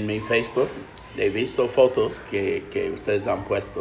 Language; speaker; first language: Spanish; non-native, fluent; English